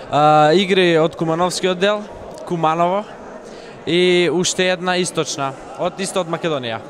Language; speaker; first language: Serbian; non-native, learner; Macedonian